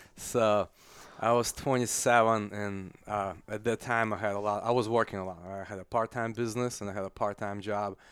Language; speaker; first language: English; non-native, fluent; Russian